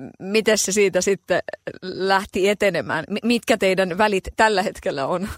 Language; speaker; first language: Finnish; native; Finnish